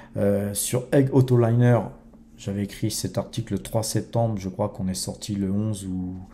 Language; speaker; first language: French; native; French